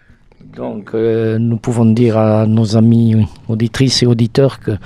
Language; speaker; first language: French; native; French